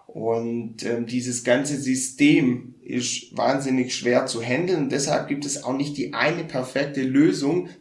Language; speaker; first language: German; native; German